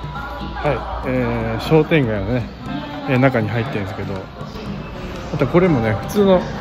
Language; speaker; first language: Japanese; native; Japanese